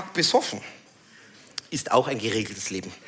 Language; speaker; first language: German; native; German